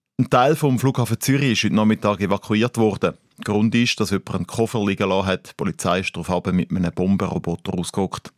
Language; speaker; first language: German; native; German